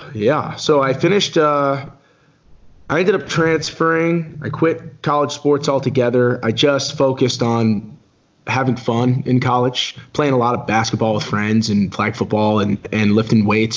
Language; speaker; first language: English; native; English